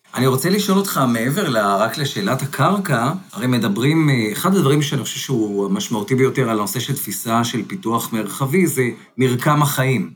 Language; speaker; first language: Hebrew; native; Hebrew